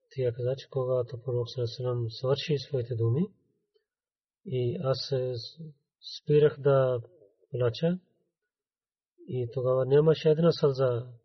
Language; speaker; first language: Bulgarian; non-native, learner; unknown